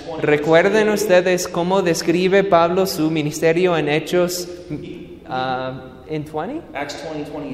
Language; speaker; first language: Spanish; non-native, fluent; English